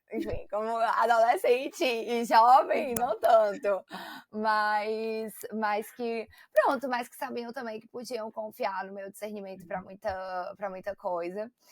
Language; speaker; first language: Portuguese; native; Portuguese